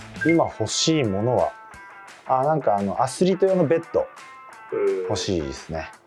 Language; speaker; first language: Japanese; native; Japanese